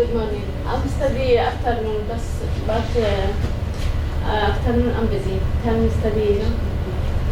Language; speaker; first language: English; non-native, learner; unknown